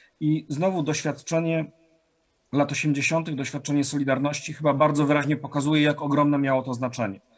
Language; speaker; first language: Polish; native; Polish